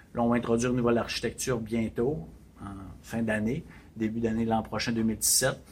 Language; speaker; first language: French; native; French